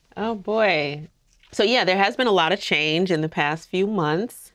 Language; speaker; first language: English; native; English